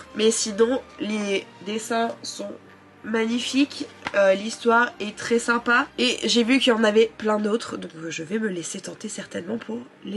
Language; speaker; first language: French; native; French